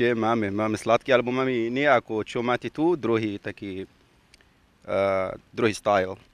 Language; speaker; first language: Slovak; non-native, learner; Arabic